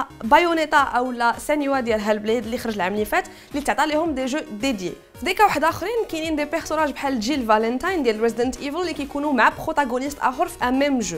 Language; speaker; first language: French; non-native, local second language; Arabic